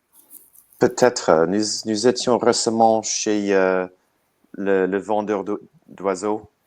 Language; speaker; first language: French; non-native, learner; English